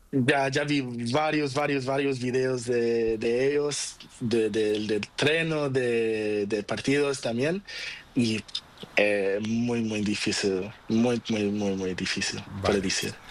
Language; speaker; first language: Spanish; non-native, learner; Portuguese